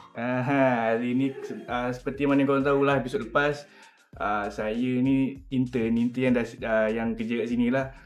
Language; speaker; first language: Malay; native; Malay